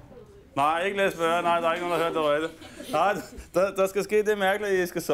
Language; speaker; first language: Danish; native; Danish